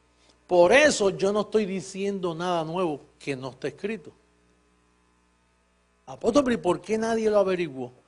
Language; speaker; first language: Spanish; native; Spanish